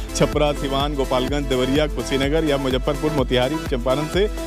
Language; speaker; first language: Hindi; native; Hindi